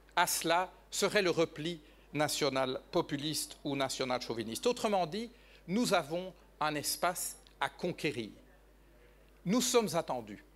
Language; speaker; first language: French; native; French